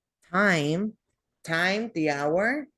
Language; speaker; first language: English; non-native, fluent; Spanish